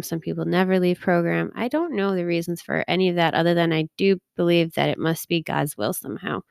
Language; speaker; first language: English; native; English